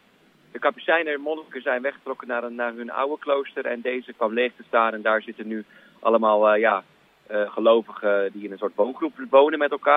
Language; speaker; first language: Dutch; native; Dutch